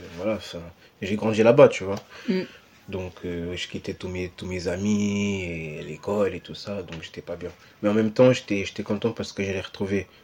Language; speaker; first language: French; early bilingual, other home language; Portuguese